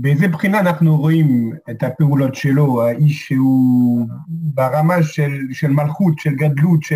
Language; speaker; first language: Hebrew; non-native, fluent; French